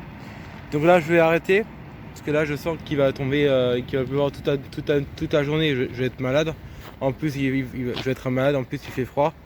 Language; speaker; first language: French; native; French